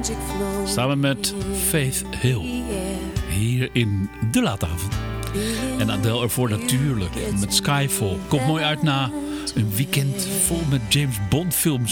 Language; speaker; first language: Dutch; native; Dutch